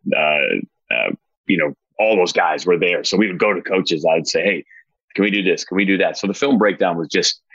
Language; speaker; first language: English; native; English